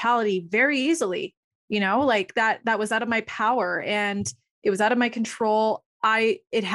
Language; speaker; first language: English; native; English